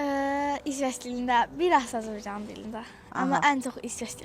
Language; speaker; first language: Azerbaijani; early bilingual, heritage; Azerbaijani